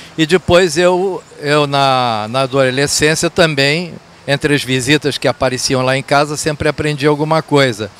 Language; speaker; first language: Portuguese; early bilingual, other home language; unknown